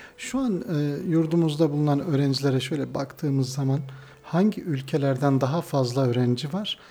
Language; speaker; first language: Turkish; native; Turkish